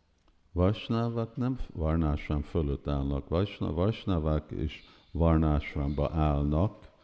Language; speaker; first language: Hungarian; early bilingual, heritage; Hungarian